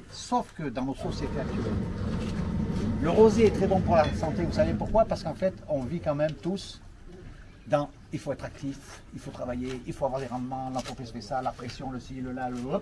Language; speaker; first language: French; native; French